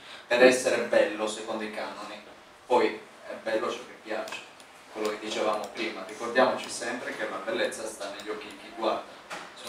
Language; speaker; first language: Italian; native; Italian